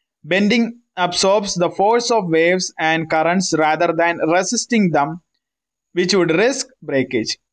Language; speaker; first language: English; non-native, local second language; Malayalam